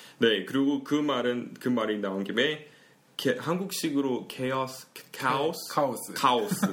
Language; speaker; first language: Korean; early bilingual, heritage; Korean